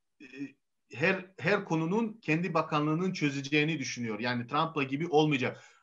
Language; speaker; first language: Turkish; non-native, fluent; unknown